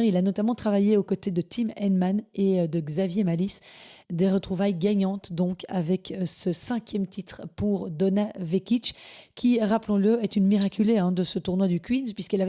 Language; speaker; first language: French; native; French